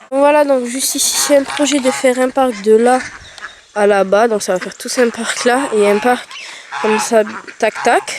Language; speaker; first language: French; native; French